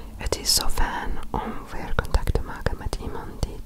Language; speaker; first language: Dutch; non-native, learner; French